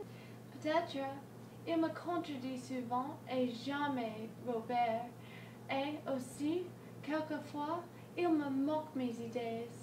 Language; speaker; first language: French; non-native, learner; English